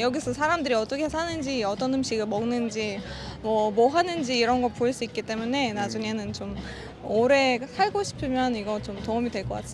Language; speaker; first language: Korean; non-native, fluent; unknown